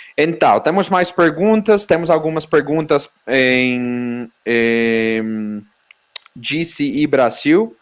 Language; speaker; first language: Portuguese; non-native, fluent; Spanish